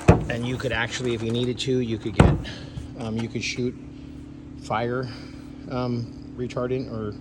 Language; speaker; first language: English; native; English